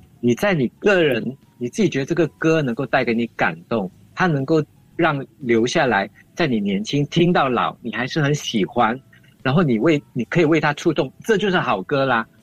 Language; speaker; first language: Chinese; native; Chinese